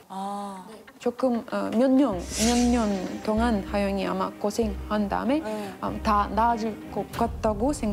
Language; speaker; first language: Korean; non-native, learner; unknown